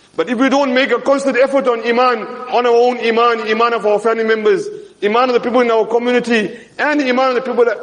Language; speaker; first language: English; native; English